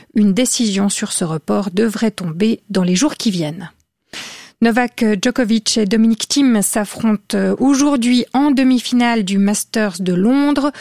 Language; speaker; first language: French; native; French